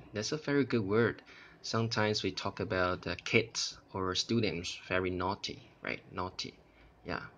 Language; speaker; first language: English; non-native, fluent; Chinese